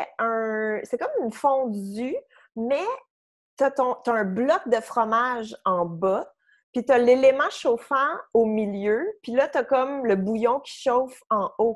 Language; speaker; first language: French; native; French